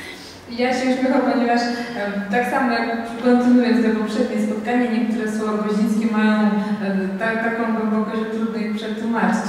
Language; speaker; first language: Polish; non-native, fluent; Georgian